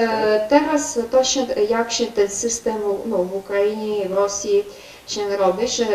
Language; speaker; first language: Polish; non-native, learner; Ukrainian